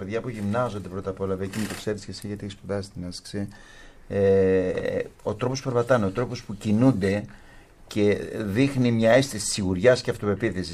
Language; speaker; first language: Greek; native; Greek